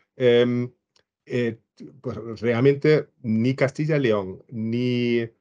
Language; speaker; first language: Spanish; non-native, fluent; German